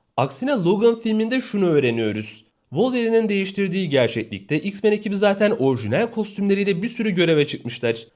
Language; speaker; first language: Turkish; native; Turkish